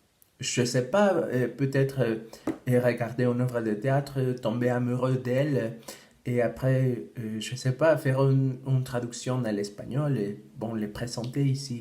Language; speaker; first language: French; non-native, fluent; Spanish